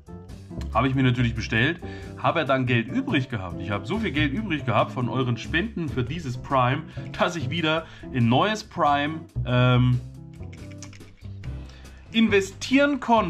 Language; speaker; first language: German; native; German